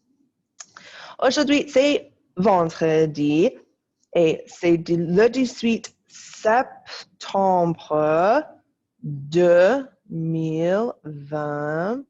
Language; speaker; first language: French; non-native, fluent; English